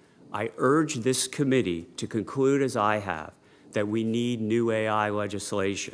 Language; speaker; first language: English; native; English